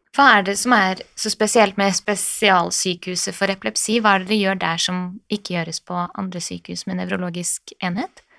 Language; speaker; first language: Norwegian; native; Norwegian